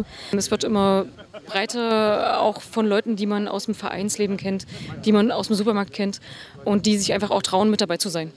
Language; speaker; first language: German; native; German